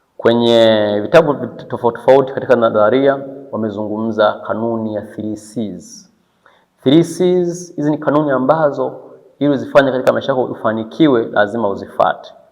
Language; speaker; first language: Swahili; native; Swahili